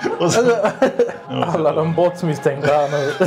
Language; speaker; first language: Swedish; native; Swedish